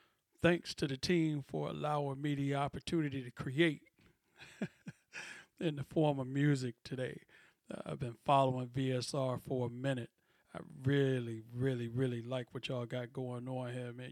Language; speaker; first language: English; native; English